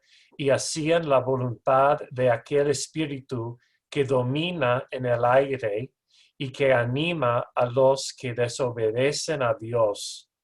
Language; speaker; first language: Spanish; non-native, fluent; English